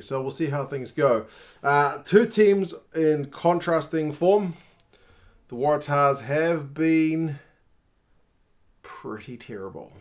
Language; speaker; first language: English; native; English